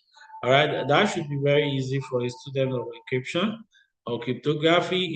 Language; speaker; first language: English; non-native, local second language; Yoruba